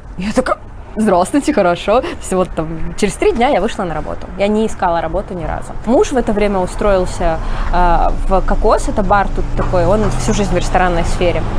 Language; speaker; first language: Russian; native; Russian